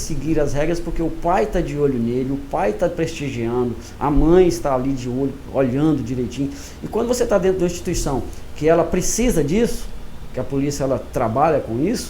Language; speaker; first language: Portuguese; native; Portuguese